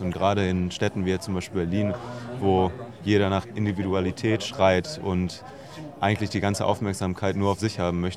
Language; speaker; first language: German; native; German